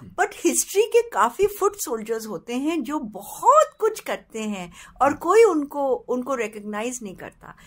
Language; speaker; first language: Hindi; native; Hindi